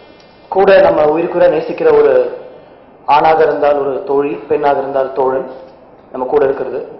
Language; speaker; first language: Tamil; native; Tamil